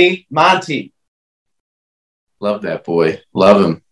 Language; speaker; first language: English; native; English